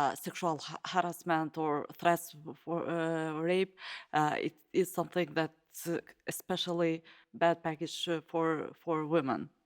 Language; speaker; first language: English; non-native, fluent; Albanian